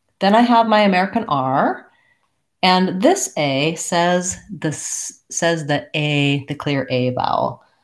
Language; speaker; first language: English; native; English